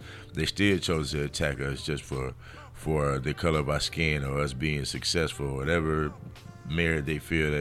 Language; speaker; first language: English; native; English